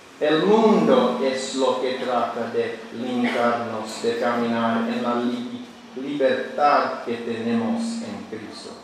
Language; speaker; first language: Spanish; non-native, learner; English